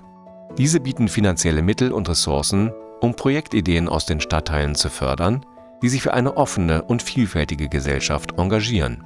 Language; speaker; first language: German; native; German